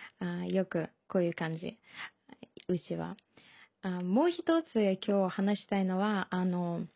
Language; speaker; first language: Japanese; non-native, learner; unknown